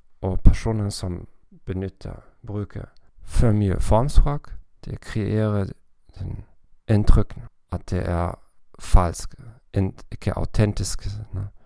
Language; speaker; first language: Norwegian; non-native, learner; German